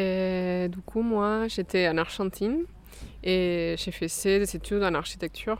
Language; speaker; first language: French; non-native, fluent; Spanish